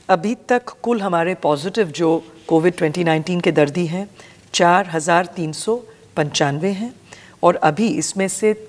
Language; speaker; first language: Hindi; non-native, local second language; Gujarati